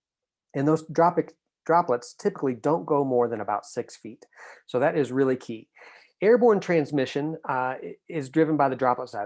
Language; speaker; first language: English; native; English